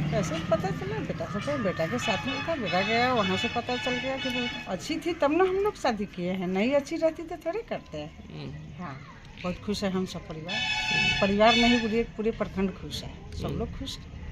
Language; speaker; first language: Hindi; non-native, local second language; Bhojpuri